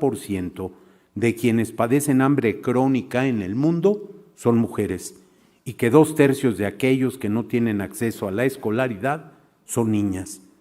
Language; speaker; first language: Spanish; native; Spanish